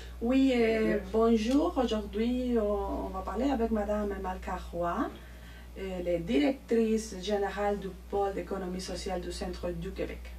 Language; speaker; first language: French; non-native, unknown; Spanish